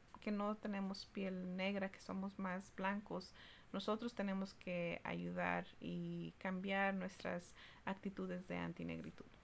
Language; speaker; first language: Spanish; early bilingual, heritage; Spanish